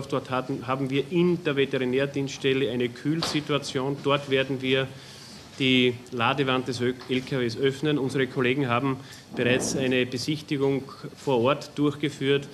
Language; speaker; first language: German; native; German